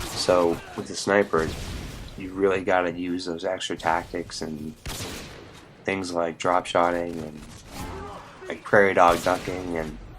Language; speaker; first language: English; native; English